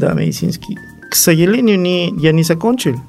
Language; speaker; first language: Russian; non-native, learner; Spanish